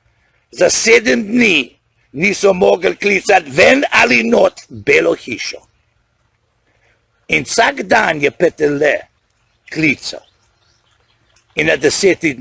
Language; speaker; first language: Slovenian; early bilingual, heritage; Slovenian